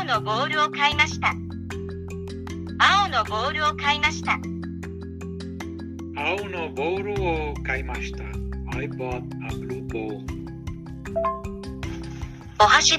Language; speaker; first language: Japanese; non-native, learner; English